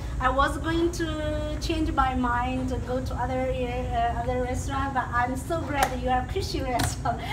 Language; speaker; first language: English; non-native, learner; Chinese